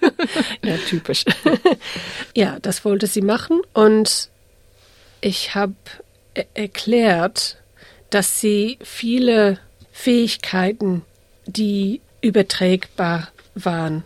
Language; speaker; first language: German; non-native, fluent; English